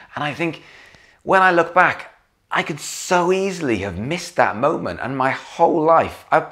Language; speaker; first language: English; native; English